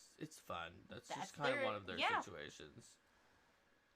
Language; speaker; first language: English; native; English